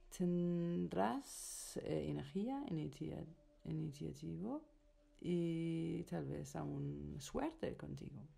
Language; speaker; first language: Spanish; non-native, fluent; Danish